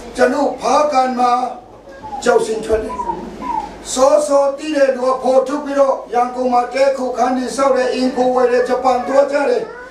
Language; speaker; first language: Burmese; non-native, local second language; Kachin